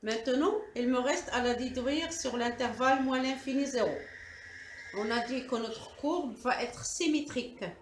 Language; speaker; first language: French; non-native, local second language; Arabic